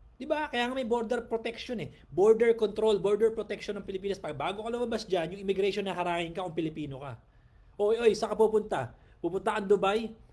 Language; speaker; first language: Filipino; native; Filipino